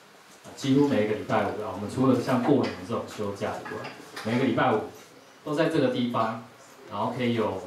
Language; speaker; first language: Chinese; native; Chinese